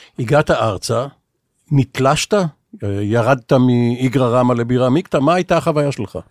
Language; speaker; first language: Hebrew; native; Hebrew